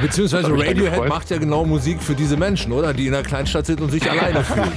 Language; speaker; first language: German; native; German